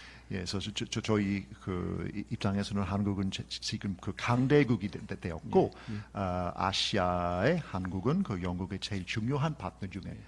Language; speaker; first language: Korean; non-native, fluent; English